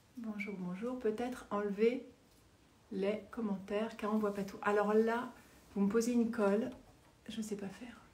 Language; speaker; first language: French; native; French